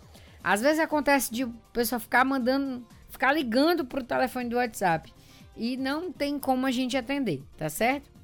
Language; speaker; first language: Portuguese; native; Portuguese